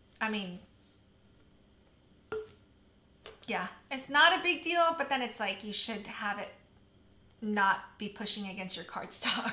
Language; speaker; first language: English; native; English